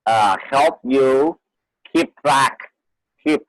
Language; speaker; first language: English; non-native, fluent; Vietnamese